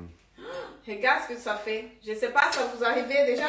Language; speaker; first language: French; non-native, fluent; Portuguese